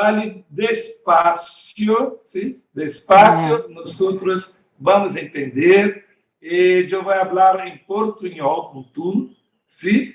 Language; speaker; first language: Spanish; non-native, learner; Portuguese